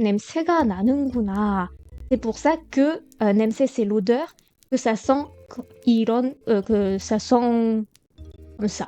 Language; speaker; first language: French; native; French